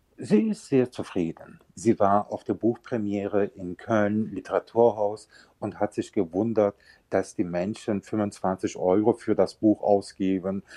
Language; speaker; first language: German; early bilingual, other home language; Turkish